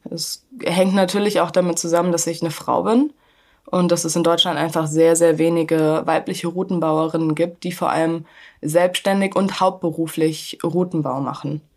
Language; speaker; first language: German; native; German